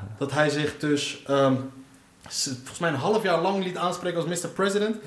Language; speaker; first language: Dutch; early bilingual, other home language; Riffian